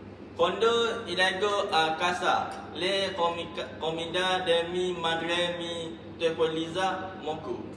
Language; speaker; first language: Spanish; non-native, learner; Malay